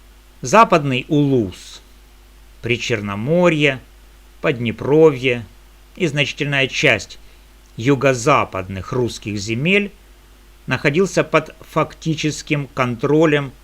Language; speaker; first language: Russian; native; Russian